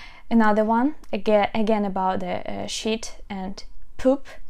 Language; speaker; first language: English; non-native, fluent; Ukrainian